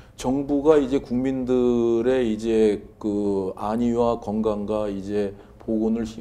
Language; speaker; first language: Korean; native; Korean